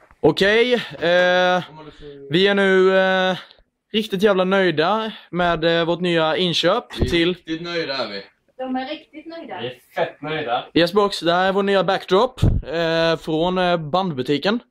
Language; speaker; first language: Swedish; native; Swedish